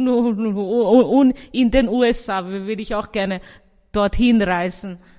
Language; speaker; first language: German; early bilingual, other home language; Persian